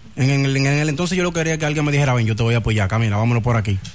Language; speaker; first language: Spanish; native; Spanish